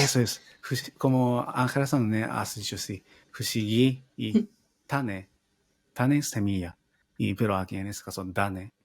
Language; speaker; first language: Spanish; non-native, fluent; Japanese